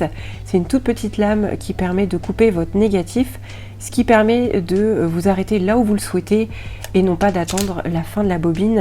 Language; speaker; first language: French; native; French